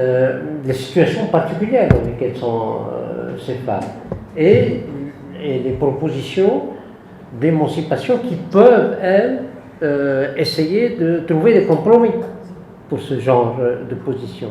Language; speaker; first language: French; non-native, local second language; Arabic